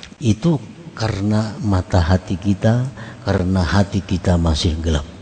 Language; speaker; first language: Indonesian; non-native, local second language; Banjar